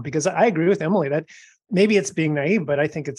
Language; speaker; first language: English; native; English